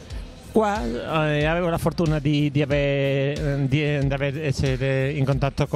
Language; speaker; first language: Italian; non-native, learner; Spanish